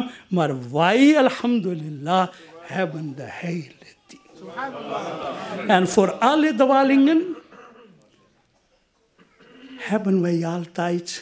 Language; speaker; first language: Dutch; non-native, fluent; Urdu